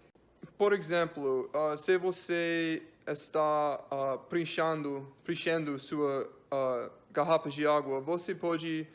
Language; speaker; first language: Portuguese; non-native, learner; English